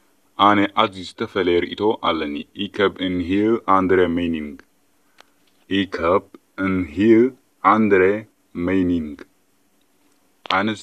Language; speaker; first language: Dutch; non-native, fluent; Tigrinya